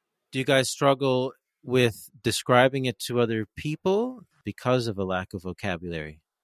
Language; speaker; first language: English; native; English